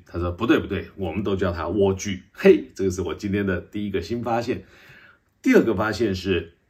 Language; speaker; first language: Chinese; native; Chinese